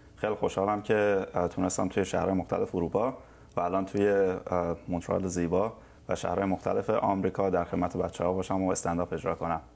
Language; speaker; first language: Persian; native; Persian